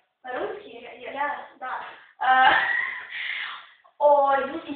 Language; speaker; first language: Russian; non-native, learner; Lithuanian